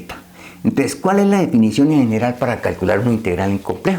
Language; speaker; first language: Spanish; native; Spanish